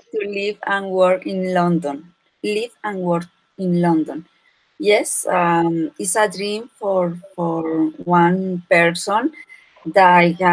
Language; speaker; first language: English; non-native, learner; Spanish